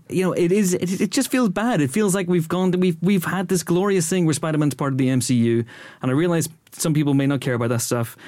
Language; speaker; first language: English; native; English